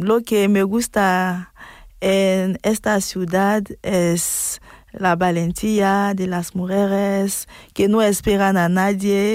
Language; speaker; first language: Spanish; non-native, fluent; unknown